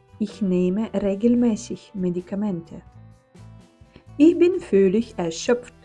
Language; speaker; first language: German; non-native, fluent; Ukrainian